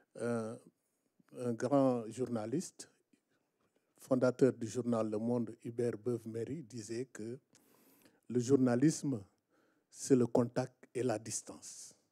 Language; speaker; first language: French; non-native, local second language; Wolof